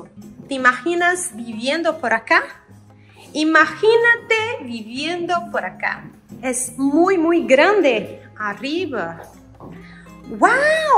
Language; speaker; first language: Spanish; non-native, learner; Portuguese